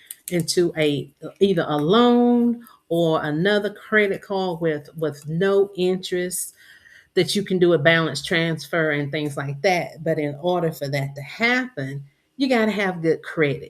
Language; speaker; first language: English; native; English